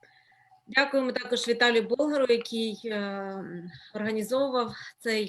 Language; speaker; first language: Ukrainian; native; Ukrainian